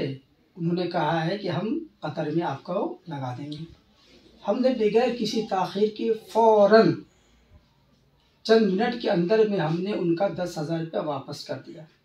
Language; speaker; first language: Hindi; native; Hindi